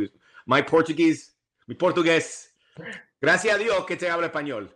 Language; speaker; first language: Spanish; early bilingual, heritage; English